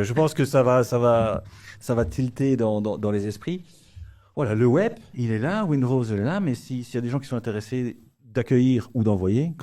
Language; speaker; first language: French; native; French